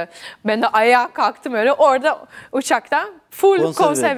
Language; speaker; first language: Turkish; early bilingual, heritage; Dutch